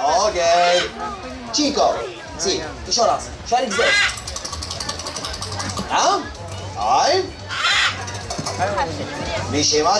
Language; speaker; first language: Russian; non-native, learner; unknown